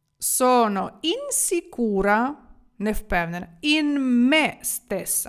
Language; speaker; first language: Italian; non-native, fluent; Ukrainian